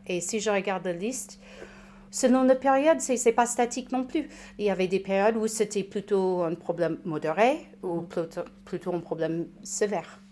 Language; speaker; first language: French; non-native, fluent; English